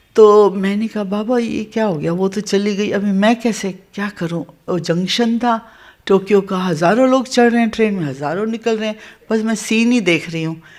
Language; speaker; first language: Hindi; non-native, local second language; Gujarati